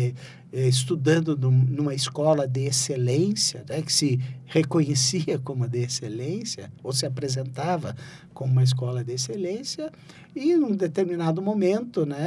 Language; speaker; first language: Portuguese; native; Portuguese